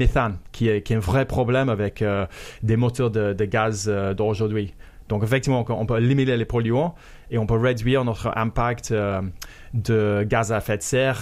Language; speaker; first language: French; non-native, fluent; English